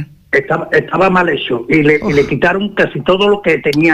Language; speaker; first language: Spanish; native; Spanish